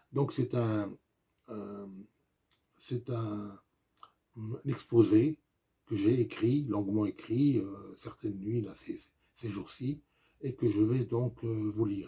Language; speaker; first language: French; native; French